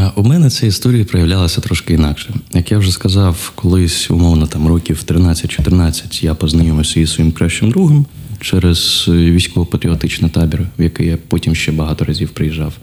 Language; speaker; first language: Ukrainian; non-native, local second language; Russian